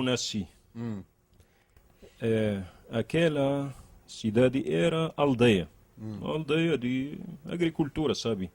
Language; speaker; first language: Portuguese; non-native, learner; Arabic